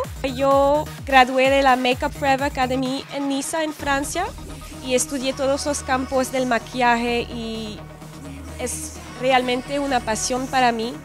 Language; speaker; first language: Spanish; non-native, fluent; French